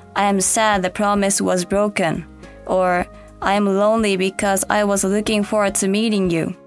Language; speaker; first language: English; non-native, fluent; Japanese